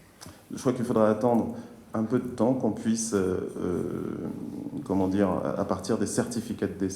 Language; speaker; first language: French; native; French